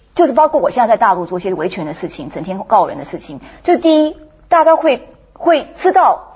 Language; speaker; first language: Chinese; early bilingual, heritage; English